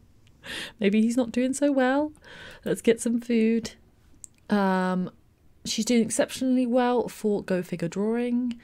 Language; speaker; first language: English; native; English